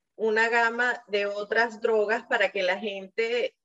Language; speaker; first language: Spanish; non-native, local second language; Portuguese